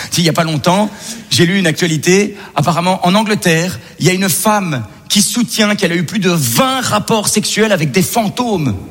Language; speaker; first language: French; native; French